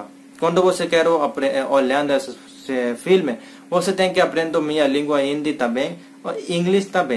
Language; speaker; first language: Portuguese; non-native, learner; Hindi